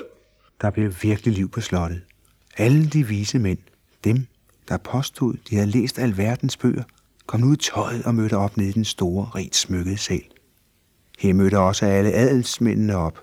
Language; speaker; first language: Danish; native; Danish